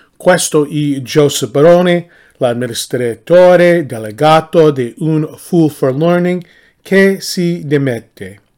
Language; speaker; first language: Italian; non-native, learner; English